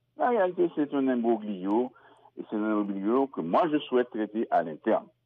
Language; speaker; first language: French; non-native, local second language; Haitian Creole